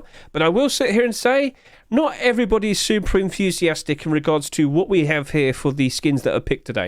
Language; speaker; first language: English; native; English